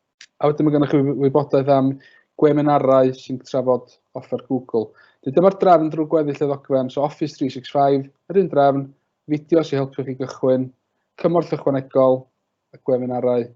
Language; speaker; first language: Welsh; native; Welsh